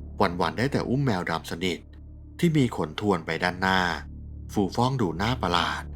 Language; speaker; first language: Thai; native; Thai